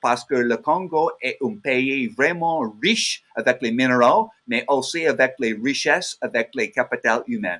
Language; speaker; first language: French; non-native, learner; English